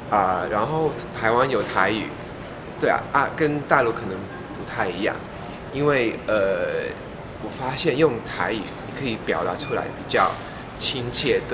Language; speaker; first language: Chinese; non-native, fluent; English